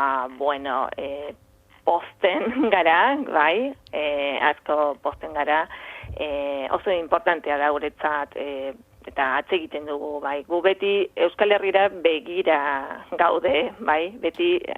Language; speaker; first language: Basque; non-native, fluent; Spanish